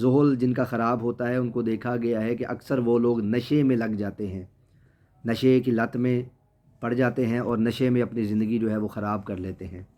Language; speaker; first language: Urdu; native; Urdu